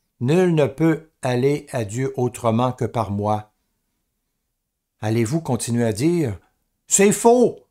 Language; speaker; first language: French; native; French